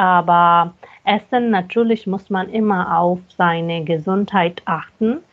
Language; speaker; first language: German; non-native, fluent; Hindi